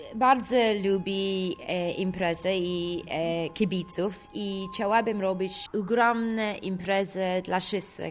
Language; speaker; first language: Polish; non-native, learner; English